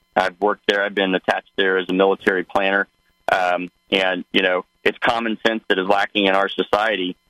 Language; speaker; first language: English; native; English